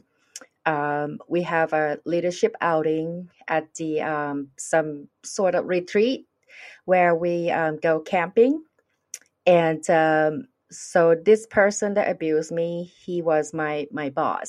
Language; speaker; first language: English; non-native, fluent; Thai